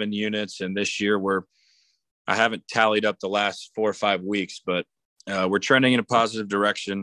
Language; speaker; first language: English; native; English